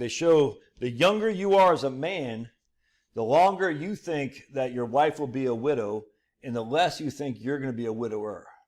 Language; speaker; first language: English; native; English